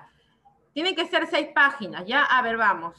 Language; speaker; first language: Spanish; native; Spanish